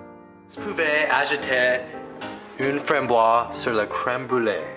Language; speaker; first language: French; non-native, learner; English